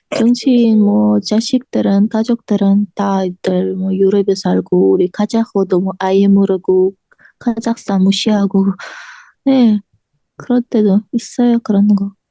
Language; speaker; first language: Korean; non-native, fluent; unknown